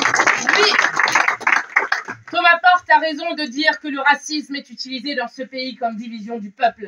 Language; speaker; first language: French; native; French